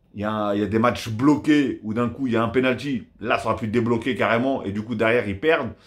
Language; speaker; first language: French; native; French